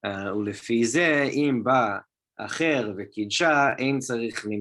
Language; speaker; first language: Hebrew; non-native, fluent; English